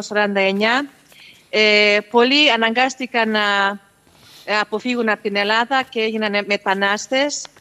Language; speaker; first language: Greek; early bilingual, heritage; Hungarian